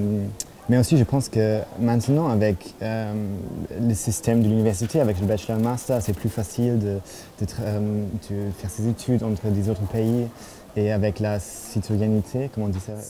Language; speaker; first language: French; non-native, fluent; German